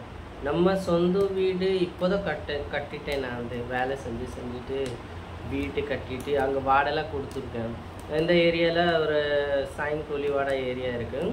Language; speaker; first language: Tamil; non-native, fluent; Hindi